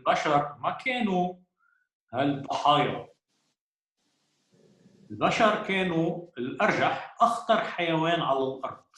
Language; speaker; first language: Arabic; native; Arabic